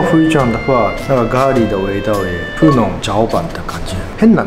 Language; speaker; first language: Chinese; non-native, learner; Japanese